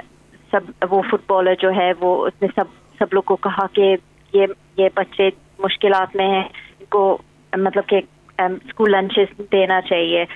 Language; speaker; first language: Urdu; early bilingual, heritage; English